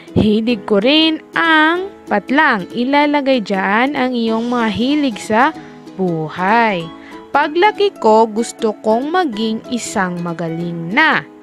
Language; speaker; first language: Filipino; non-native, local second language; Maranao